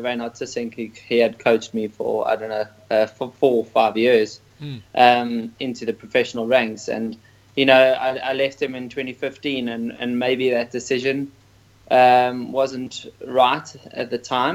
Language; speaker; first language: English; native; English